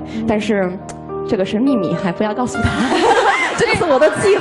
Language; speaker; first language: Chinese; non-native, fluent; English